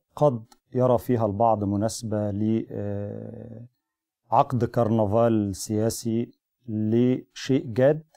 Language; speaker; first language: Arabic; native; Arabic